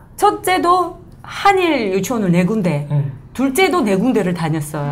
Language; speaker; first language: Korean; non-native, fluent; Japanese